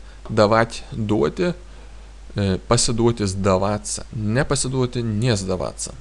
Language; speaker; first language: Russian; non-native, fluent; Lithuanian